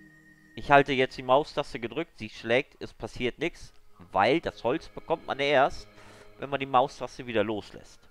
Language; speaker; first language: German; native; German